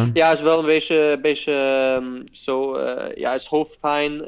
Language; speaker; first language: Dutch; non-native, fluent; Norwegian